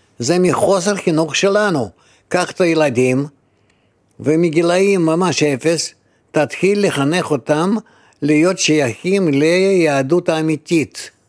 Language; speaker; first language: Hebrew; non-native, fluent; Russian